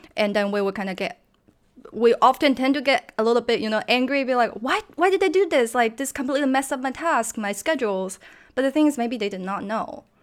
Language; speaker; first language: English; non-native, fluent; Chinese